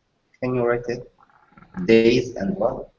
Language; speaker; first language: English; non-native, learner; Arabic